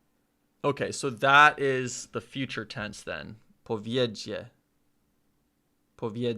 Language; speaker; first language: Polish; non-native, learner; English